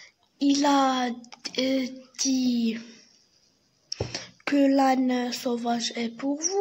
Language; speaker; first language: French; non-native, learner; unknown